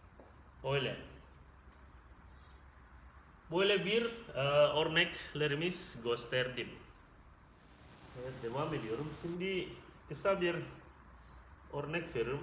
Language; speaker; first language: Turkish; non-native, fluent; Indonesian